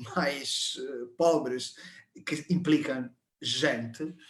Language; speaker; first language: Portuguese; non-native, fluent; Italian